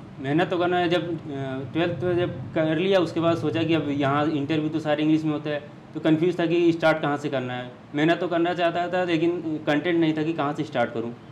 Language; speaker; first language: Hindi; native; Hindi